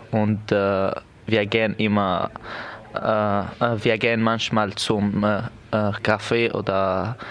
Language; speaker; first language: German; non-native, learner; Arabic